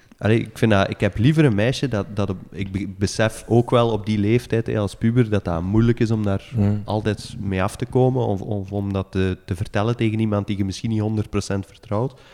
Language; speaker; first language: Dutch; native; Dutch